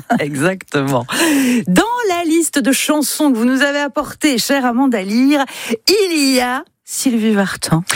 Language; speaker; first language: French; native; French